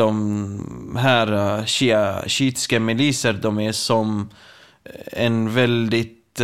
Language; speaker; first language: Swedish; non-native, fluent; Kurdish